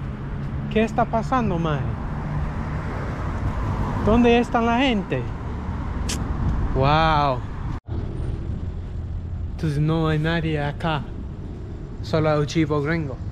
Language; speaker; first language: Spanish; non-native, learner; English